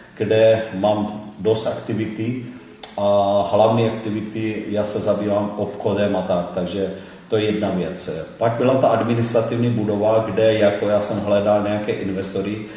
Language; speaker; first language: Czech; non-native, fluent; Hindi